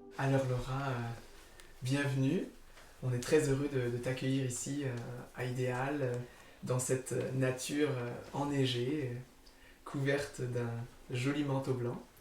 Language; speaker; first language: French; native; French